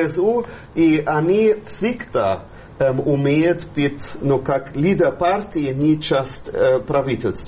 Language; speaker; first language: Russian; non-native, fluent; German